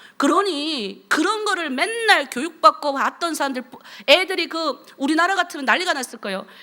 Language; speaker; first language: Korean; native; Korean